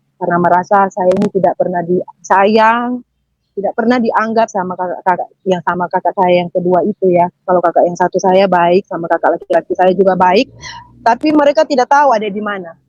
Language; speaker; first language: Indonesian; native; Indonesian